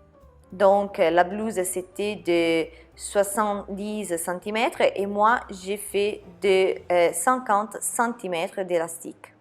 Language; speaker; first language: French; non-native, fluent; Italian